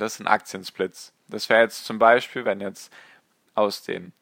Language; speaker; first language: German; native; German